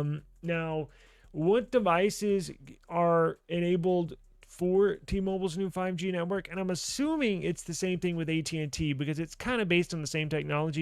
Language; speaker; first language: English; native; English